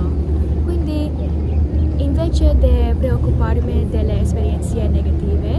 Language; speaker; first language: Italian; non-native, learner; English